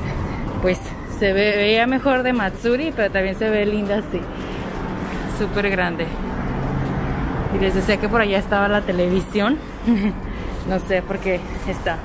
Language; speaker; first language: Spanish; native; Spanish